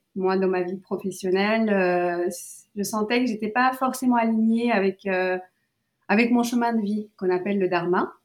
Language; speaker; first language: French; early bilingual, other home language; Sinhala